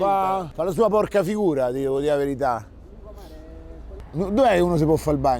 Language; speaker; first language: Italian; native; Italian